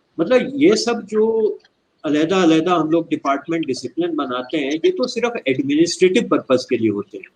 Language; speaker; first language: Hindi; native; Hindi